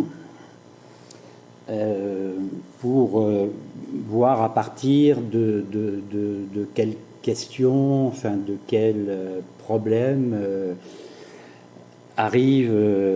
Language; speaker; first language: French; native; French